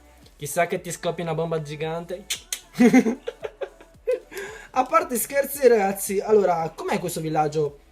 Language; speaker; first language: Italian; early bilingual, other home language; Chinese